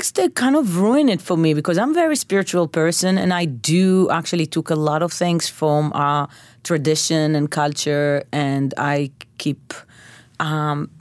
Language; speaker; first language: English; non-native, fluent; Hebrew